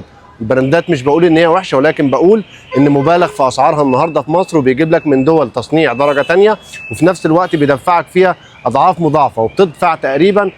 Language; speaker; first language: Arabic; native; Arabic